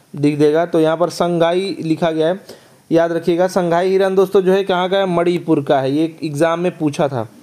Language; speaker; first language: Hindi; native; Hindi